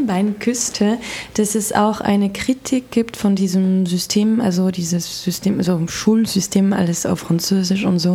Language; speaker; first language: German; non-native, fluent; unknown